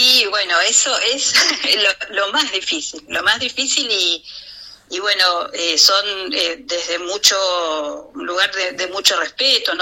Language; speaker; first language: Spanish; native; Spanish